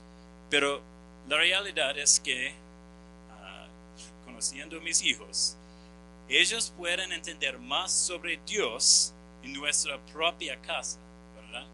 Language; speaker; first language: Spanish; non-native, fluent; English